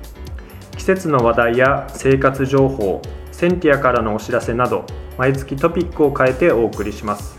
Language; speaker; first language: Japanese; native; Japanese